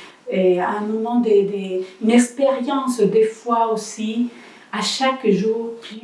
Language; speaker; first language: French; non-native, learner; Spanish